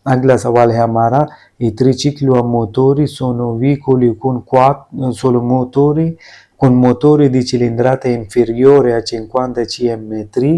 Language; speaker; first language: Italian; non-native, learner; Urdu